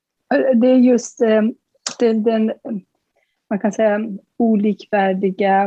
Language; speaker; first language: Swedish; non-native, fluent; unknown